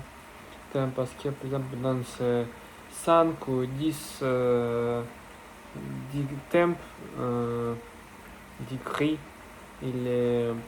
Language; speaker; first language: French; non-native, learner; Russian